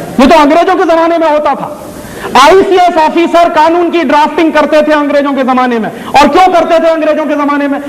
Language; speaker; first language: Hindi; native; Hindi